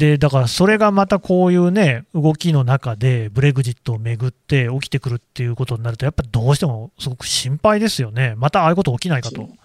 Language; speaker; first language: Japanese; native; Japanese